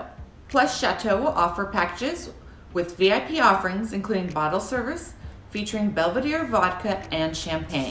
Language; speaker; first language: English; native; English